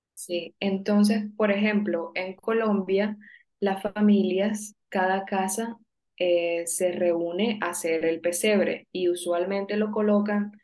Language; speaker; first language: Spanish; native; Spanish